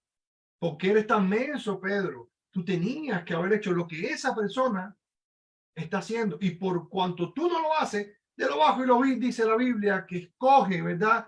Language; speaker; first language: Spanish; native; Spanish